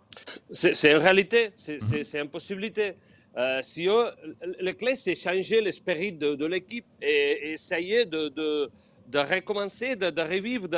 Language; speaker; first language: French; non-native, fluent; Spanish